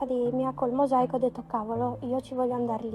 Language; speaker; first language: Italian; non-native, fluent; Macedonian